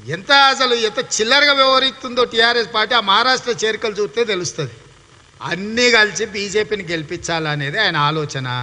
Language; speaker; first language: Telugu; native; Telugu